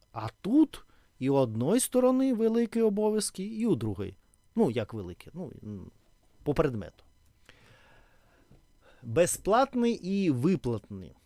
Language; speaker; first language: Ukrainian; non-native, learner; Russian